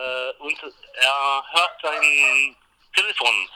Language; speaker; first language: German; non-native, learner; English